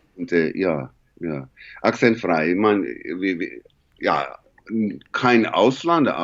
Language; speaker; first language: German; non-native, learner; English